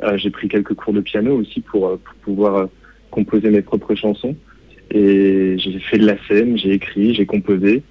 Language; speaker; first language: French; native; French